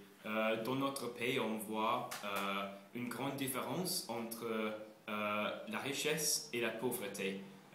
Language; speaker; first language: French; non-native, learner; English